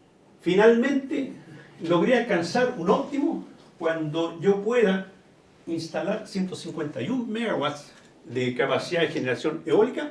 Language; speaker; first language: Spanish; native; Spanish